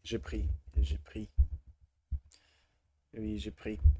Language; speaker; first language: French; non-native, learner; Russian